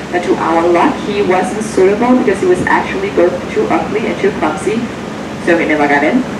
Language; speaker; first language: English; non-native, fluent; Danish